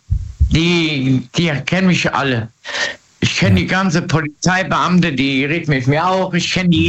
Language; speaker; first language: German; native; German